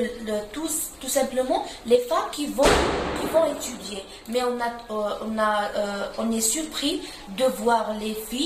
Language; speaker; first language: French; non-native, local second language; Arabic